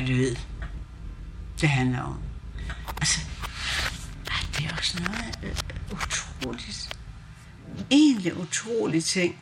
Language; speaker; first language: Danish; non-native, local second language; Kalaallisut